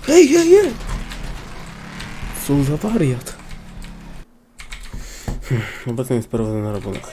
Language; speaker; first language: Polish; native; Polish